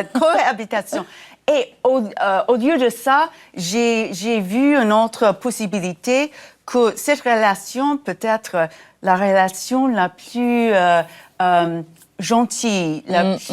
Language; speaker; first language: French; non-native, fluent; English